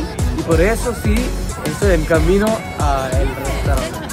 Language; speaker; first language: Spanish; non-native, learner; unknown